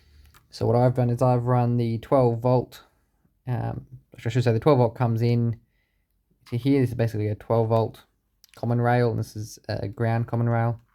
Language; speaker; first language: English; native; English